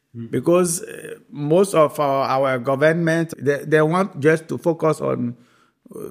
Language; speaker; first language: English; non-native, fluent; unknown